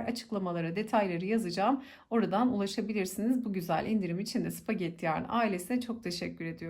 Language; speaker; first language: Turkish; native; Turkish